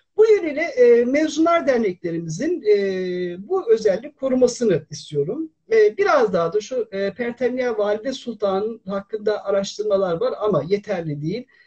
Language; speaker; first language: Turkish; native; Turkish